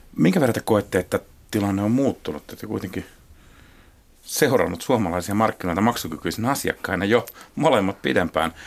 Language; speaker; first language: Finnish; native; Finnish